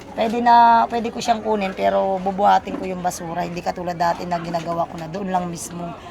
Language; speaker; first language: Filipino; native; Filipino